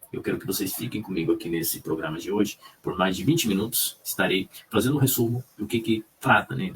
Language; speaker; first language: Portuguese; non-native, fluent; Spanish